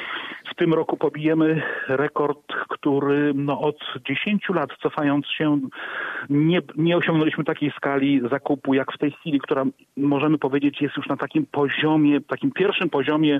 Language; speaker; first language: Polish; native; Polish